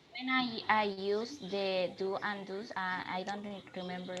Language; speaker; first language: English; non-native, learner; Spanish